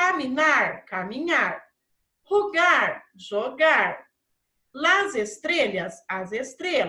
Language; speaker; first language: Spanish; non-native, fluent; Portuguese